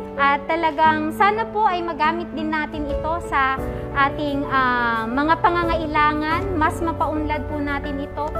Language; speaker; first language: Filipino; native; Filipino